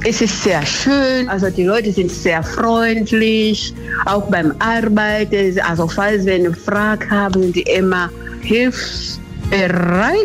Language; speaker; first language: German; non-native, learner; Swahili